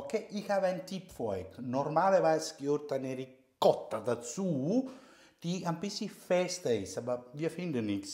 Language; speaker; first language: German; non-native, learner; Italian